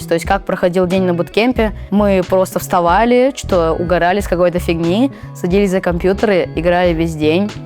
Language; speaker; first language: Russian; native; Russian